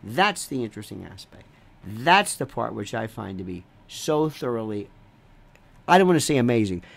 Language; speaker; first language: English; native; English